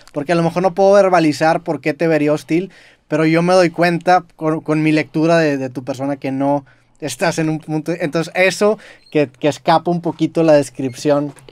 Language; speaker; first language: Spanish; native; Spanish